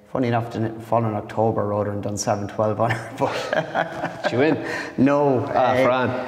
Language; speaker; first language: English; native; English